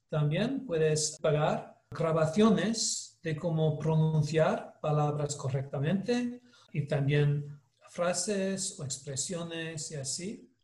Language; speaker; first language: Spanish; non-native, learner; English